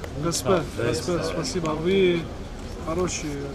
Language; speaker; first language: Russian; non-native, learner; Arabic